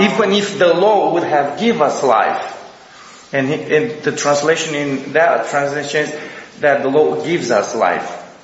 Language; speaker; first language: English; non-native, fluent; Romanian